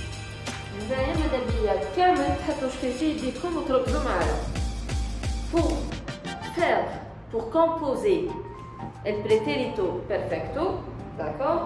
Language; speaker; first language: French; non-native, local second language; Arabic